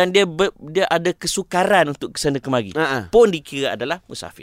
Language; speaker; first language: Malay; native; Malay